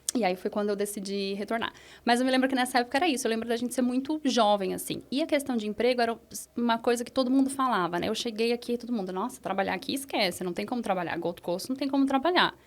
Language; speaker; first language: Portuguese; native; Portuguese